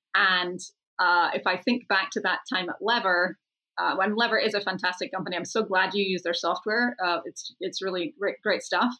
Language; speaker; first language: English; native; English